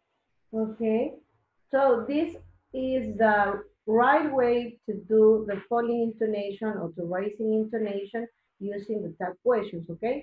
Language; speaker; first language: English; non-native, learner; Spanish